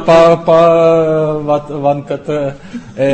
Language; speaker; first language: French; non-native, learner; Czech